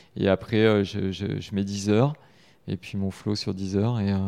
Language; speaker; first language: French; native; French